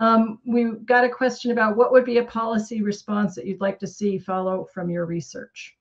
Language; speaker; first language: English; native; English